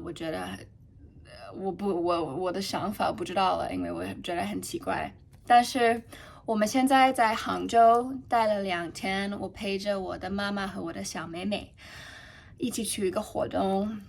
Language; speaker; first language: Chinese; early bilingual, heritage; English